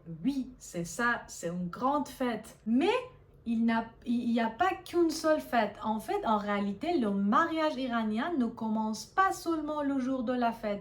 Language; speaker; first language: French; non-native, fluent; Persian